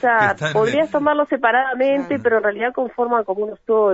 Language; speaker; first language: Spanish; native; Spanish